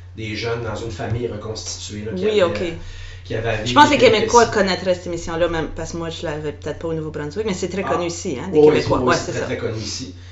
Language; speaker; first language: French; native; French